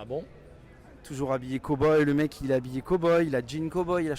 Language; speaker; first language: French; native; French